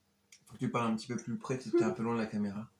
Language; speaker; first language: French; native; French